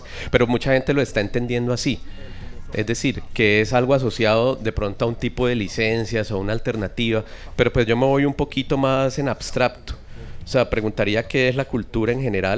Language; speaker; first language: Spanish; native; Spanish